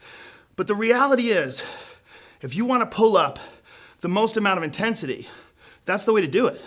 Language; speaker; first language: English; native; English